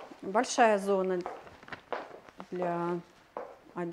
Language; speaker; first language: Russian; native; Russian